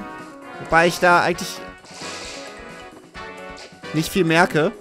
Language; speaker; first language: German; native; German